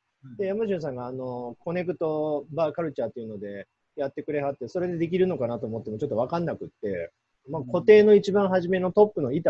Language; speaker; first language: Japanese; native; Japanese